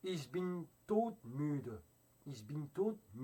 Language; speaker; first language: German; non-native, fluent; French